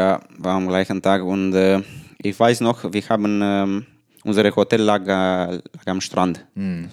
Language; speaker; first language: German; non-native, learner; Romanian